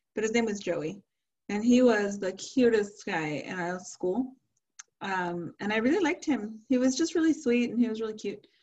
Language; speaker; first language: English; early bilingual, other home language; Spanish